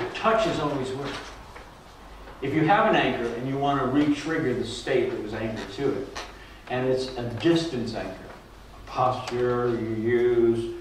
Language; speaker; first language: English; native; English